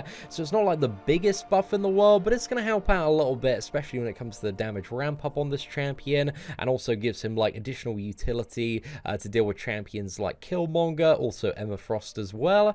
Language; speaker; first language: English; native; English